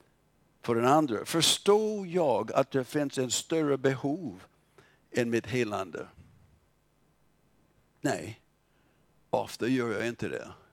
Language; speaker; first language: Swedish; non-native, fluent; English